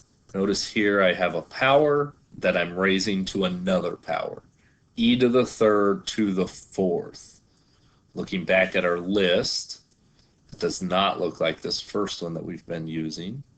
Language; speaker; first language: English; native; English